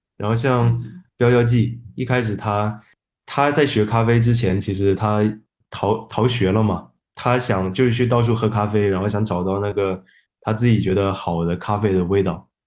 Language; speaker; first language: Chinese; non-native, fluent; Japanese